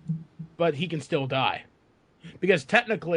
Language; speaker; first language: English; native; English